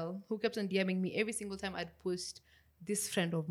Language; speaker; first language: English; non-native, local second language; Swahili